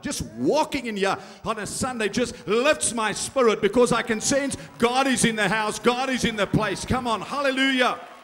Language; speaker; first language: English; non-native, local second language; Afrikaans